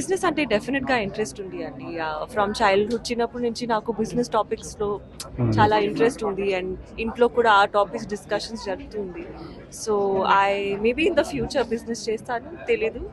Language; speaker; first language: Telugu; non-native, learner; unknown